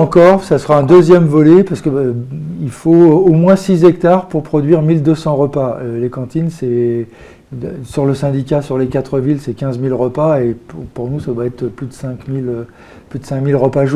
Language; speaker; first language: French; native; French